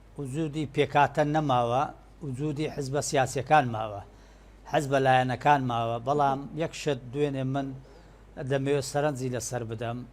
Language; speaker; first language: Central Kurdish; non-native, local second language; Turkish